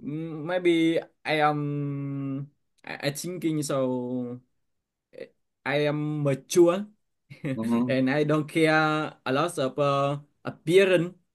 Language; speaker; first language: English; non-native, learner; Vietnamese